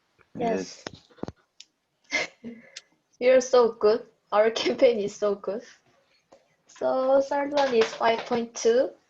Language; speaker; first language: English; non-native, learner; Korean